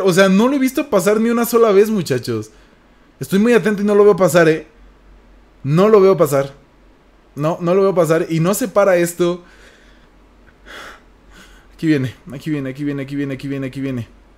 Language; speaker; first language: Spanish; native; Spanish